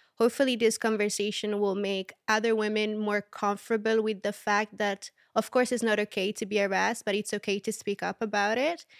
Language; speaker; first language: English; early bilingual, other home language; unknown